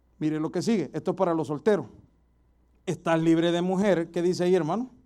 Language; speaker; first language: Spanish; native; Spanish